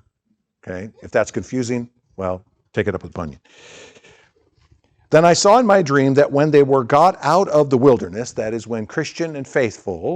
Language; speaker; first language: English; native; English